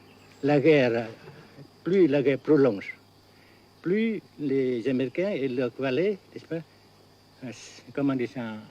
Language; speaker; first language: French; non-native, fluent; Vietnamese